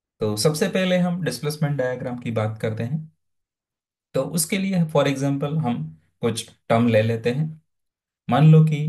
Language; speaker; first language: Hindi; non-native, local second language; Gujarati